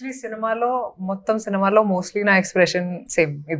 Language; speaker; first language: Telugu; non-native, fluent; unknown